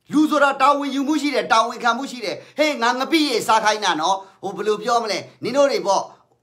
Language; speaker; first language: Burmese; native; Burmese